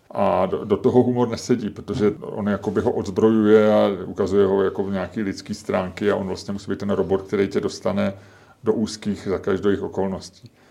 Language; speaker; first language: Czech; native; Czech